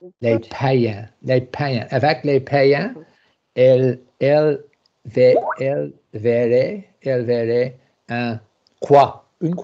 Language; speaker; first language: French; non-native, learner; English